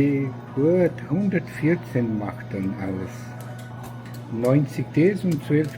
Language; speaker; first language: German; early bilingual, heritage; Portuguese